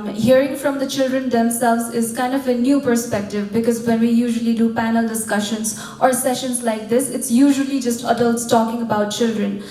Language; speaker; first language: English; non-native, local second language; Nepali